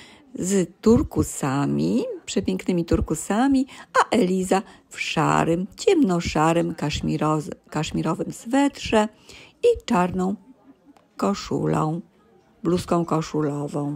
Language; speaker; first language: Polish; native; Polish